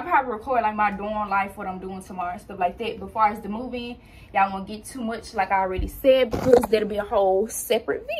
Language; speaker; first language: English; native; English